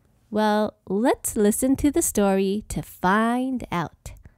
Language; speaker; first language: English; non-native, fluent; Chinese